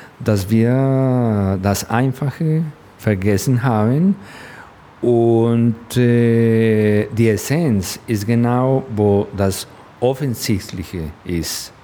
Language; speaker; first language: German; non-native, fluent; Spanish